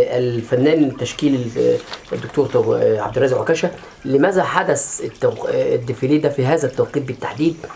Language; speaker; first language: Arabic; native; Arabic